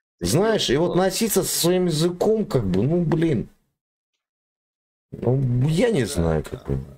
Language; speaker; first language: Russian; native; Russian